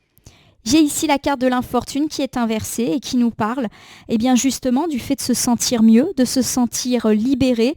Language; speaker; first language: French; native; French